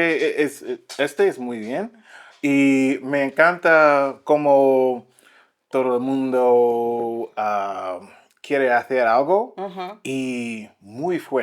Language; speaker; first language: Spanish; non-native, learner; English